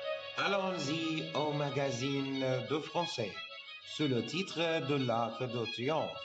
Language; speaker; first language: French; non-native, learner; Arabic